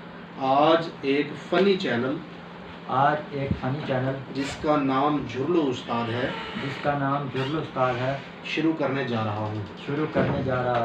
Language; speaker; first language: Hindi; non-native, local second language; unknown